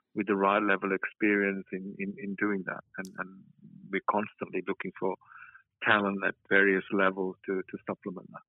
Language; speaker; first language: English; native; English